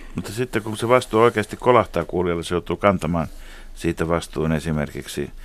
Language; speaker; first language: Finnish; native; Finnish